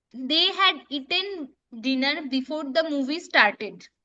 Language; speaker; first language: English; non-native, local second language; Bangla